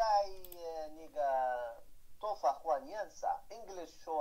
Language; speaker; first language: Chinese; non-native, learner; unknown